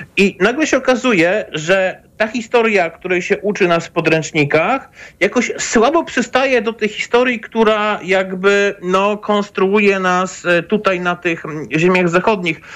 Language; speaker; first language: Polish; native; Polish